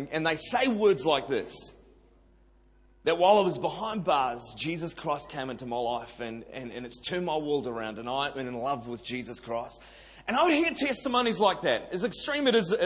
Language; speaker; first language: English; native; English